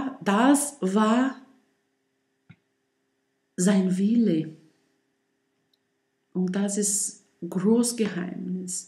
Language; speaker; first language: German; non-native, learner; Portuguese